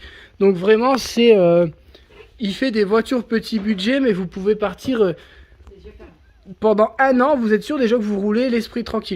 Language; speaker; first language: French; native; French